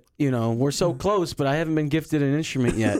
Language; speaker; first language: English; native; English